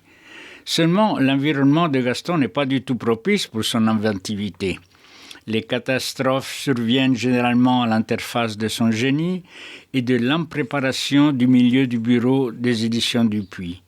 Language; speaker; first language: French; native; French